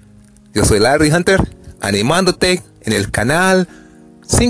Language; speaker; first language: Spanish; non-native, fluent; English